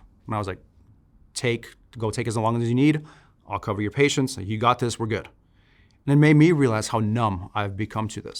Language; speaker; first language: English; native; English